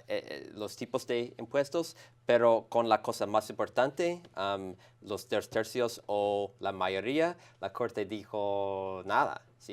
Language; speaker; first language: Spanish; non-native, learner; English